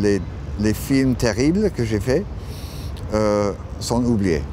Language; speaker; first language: French; non-native, learner; English